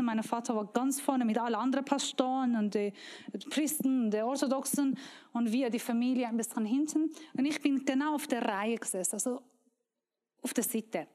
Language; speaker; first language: German; non-native, learner; Persian